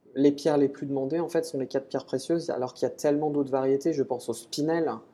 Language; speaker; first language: French; native; French